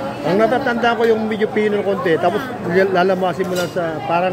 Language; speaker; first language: Filipino; native; Filipino